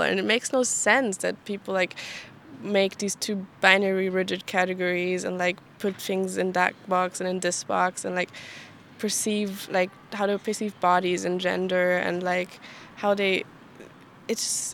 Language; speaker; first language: English; non-native, fluent; German